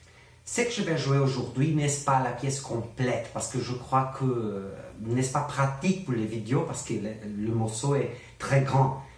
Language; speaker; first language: French; non-native, learner; Portuguese